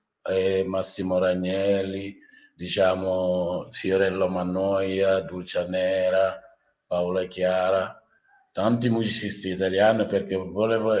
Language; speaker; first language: Italian; non-native, learner; Wolof